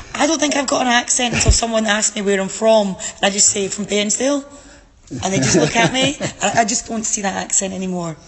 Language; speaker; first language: English; native; English